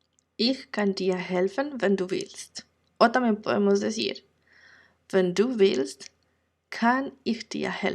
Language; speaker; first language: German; non-native, fluent; Spanish